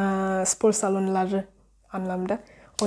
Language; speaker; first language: Turkish; non-native, learner; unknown